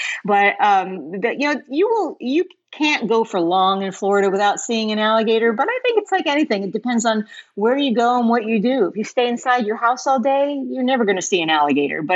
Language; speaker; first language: English; native; English